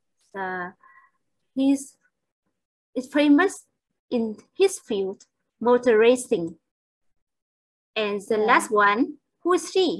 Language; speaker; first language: English; non-native, fluent; Vietnamese